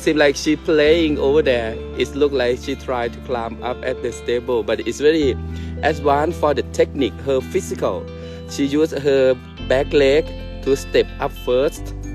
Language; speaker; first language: English; non-native, learner; Thai